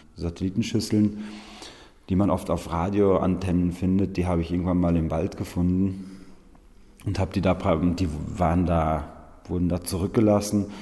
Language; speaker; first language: German; native; German